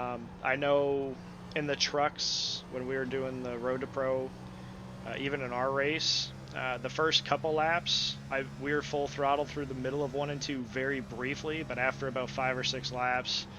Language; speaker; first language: English; native; English